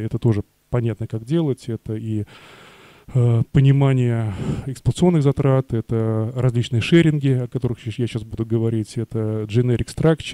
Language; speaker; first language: Russian; native; Russian